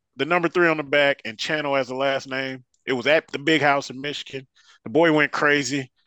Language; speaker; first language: English; native; English